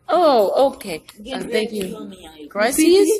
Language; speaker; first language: Spanish; non-native, learner; English